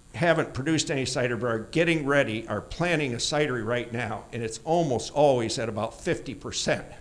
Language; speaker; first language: English; native; English